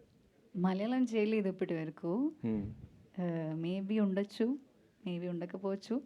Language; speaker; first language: Telugu; non-native, learner; Malayalam